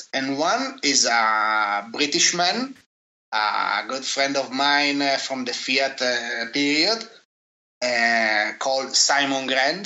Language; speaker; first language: English; non-native, fluent; Italian